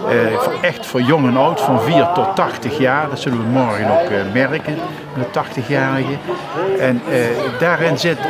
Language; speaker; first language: Dutch; native; Dutch